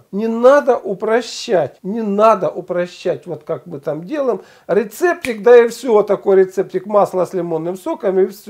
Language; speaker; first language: Russian; native; Russian